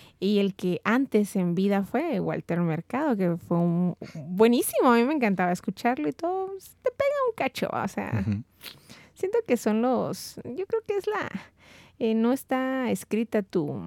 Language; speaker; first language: Spanish; native; Spanish